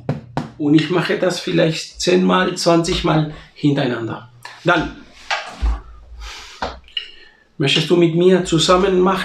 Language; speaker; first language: German; non-native, fluent; Spanish